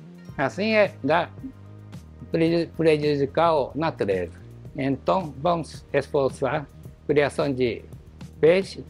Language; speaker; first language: Portuguese; non-native, learner; Japanese